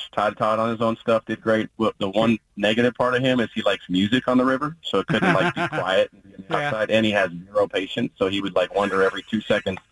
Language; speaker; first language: English; native; English